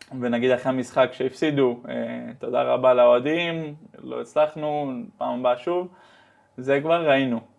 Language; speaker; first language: Hebrew; early bilingual, heritage; Hebrew